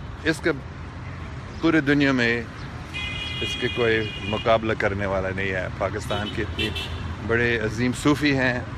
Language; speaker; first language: Hindi; non-native, local second language; English